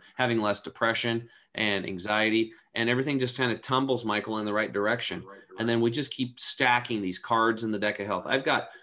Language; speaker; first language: English; native; English